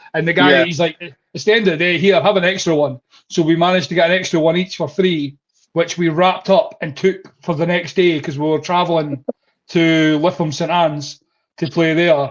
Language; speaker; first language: English; native; English